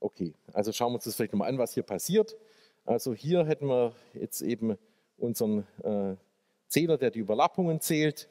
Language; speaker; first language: German; native; German